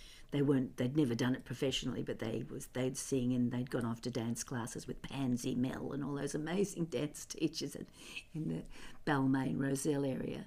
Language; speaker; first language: English; native; English